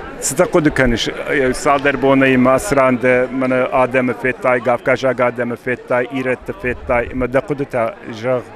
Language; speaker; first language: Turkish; non-native, fluent; Ossetic